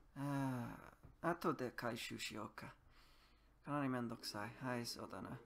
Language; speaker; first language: Japanese; non-native, learner; English